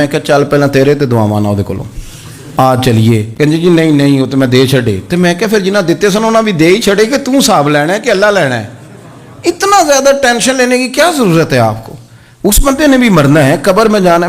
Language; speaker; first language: Urdu; native; Urdu